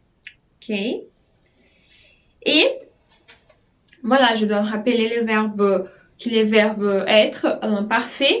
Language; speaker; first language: French; non-native, fluent; Portuguese